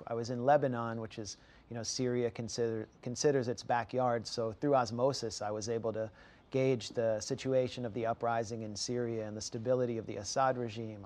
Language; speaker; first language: English; native; English